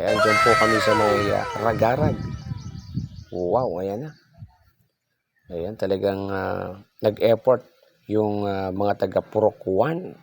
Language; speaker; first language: Filipino; non-native, local second language; Bikol